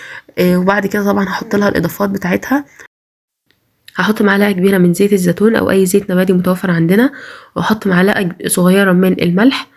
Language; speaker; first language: Arabic; native; Arabic